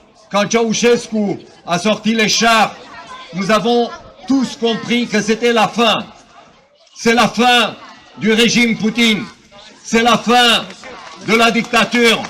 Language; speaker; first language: French; non-native, fluent; Romanian